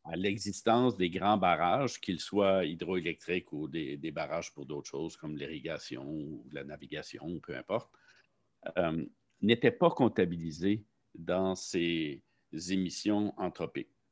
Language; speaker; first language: French; native; French